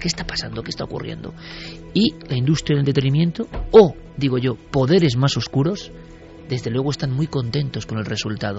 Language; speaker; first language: Spanish; native; Spanish